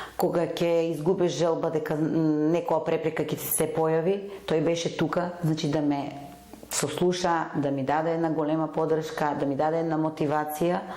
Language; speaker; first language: Macedonian; native; Macedonian